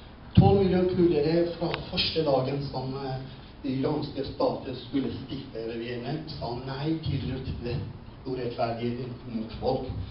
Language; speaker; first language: Norwegian; non-native, learner; Kurdish